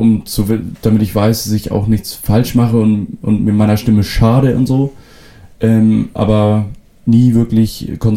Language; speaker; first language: German; non-native, local second language; Western Frisian